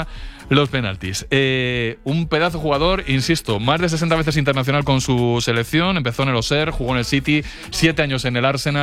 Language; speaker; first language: Spanish; native; Spanish